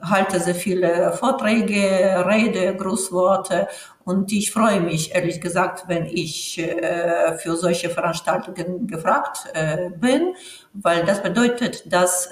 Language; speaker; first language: German; non-native, fluent; Ukrainian